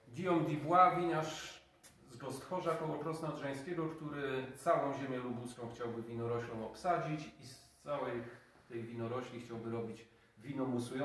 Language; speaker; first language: Polish; native; Polish